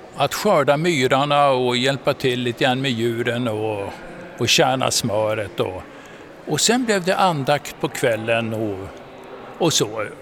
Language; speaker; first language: Swedish; native; Swedish